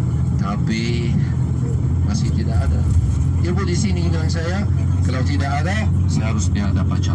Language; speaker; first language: Indonesian; non-native, learner; Arabic